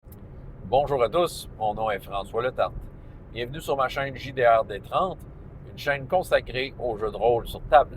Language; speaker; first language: French; native; French